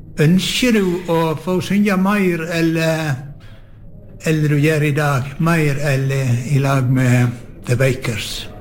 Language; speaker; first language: Norwegian; native; Norwegian